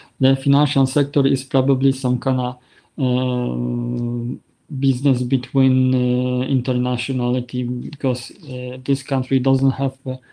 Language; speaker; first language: English; non-native, learner; Polish